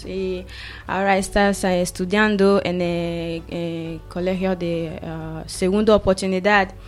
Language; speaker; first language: Spanish; non-native, learner; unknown